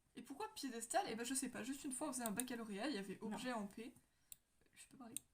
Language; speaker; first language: French; native; French